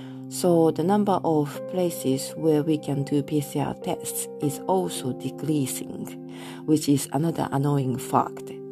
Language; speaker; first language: English; non-native, fluent; Japanese